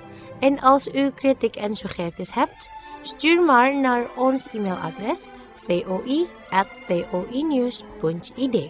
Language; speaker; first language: Dutch; non-native, fluent; Indonesian